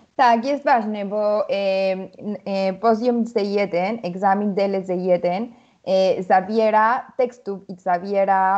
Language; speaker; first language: Polish; non-native, learner; Spanish